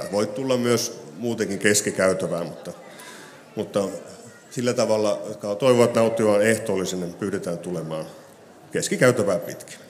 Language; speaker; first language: Finnish; native; Finnish